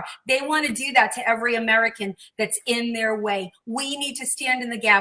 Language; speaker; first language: English; native; English